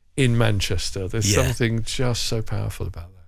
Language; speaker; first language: English; native; English